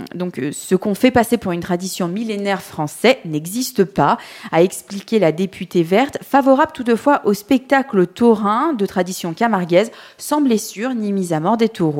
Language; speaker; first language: French; native; French